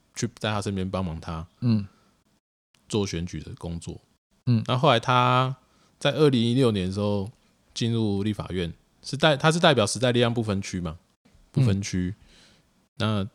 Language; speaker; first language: Chinese; native; Chinese